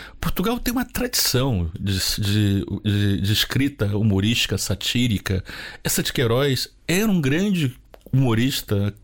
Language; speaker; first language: Portuguese; native; Portuguese